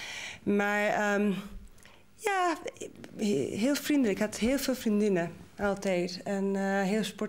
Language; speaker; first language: Dutch; non-native, learner; Spanish